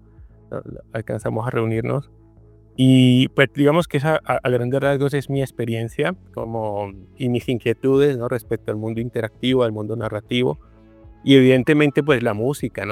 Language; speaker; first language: Spanish; native; Spanish